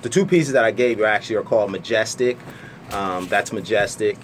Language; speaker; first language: English; native; English